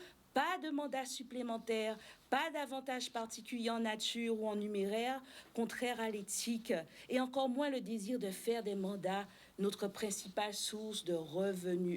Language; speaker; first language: French; native; French